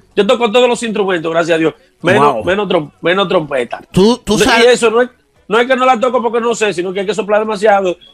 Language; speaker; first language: Spanish; native; Spanish